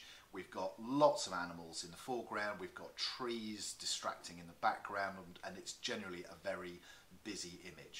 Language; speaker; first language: English; native; English